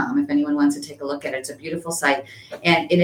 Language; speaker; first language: English; native; English